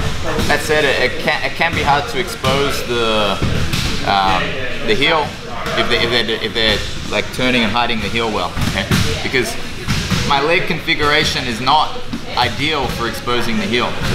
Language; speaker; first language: English; native; English